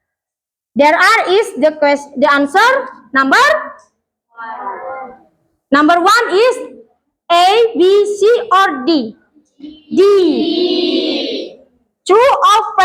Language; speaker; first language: English; non-native, learner; Indonesian